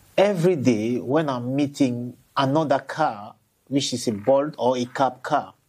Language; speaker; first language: English; non-native, local second language; French